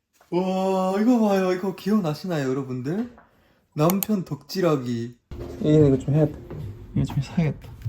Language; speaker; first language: Korean; native; Korean